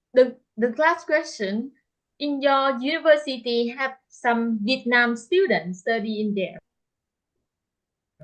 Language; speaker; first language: English; non-native, learner; Vietnamese